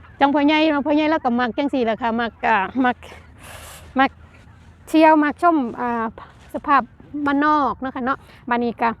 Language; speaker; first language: Thai; non-native, local second language; Lao